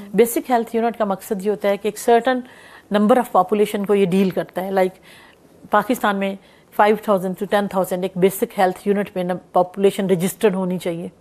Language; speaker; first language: Urdu; non-native, local second language; Punjabi